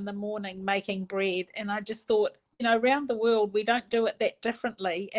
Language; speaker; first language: English; native; English